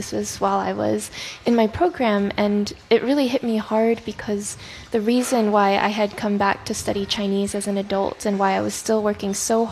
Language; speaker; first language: English; non-native, local second language; Chinese